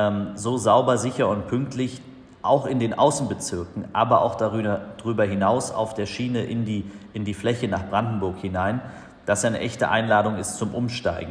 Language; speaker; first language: German; native; German